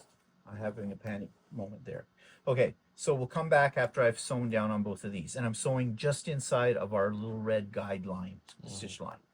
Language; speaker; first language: English; native; English